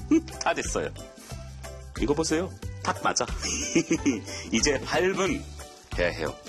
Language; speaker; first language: Korean; non-native, learner; English